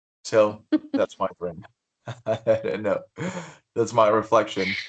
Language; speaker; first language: English; non-native, fluent; Spanish